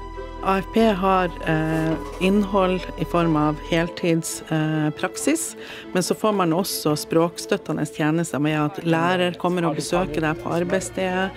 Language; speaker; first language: Norwegian; native; Norwegian